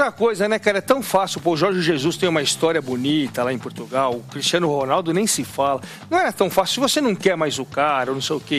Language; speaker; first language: Portuguese; native; Portuguese